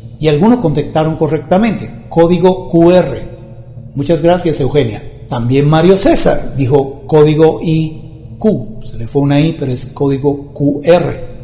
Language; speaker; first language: Spanish; native; Spanish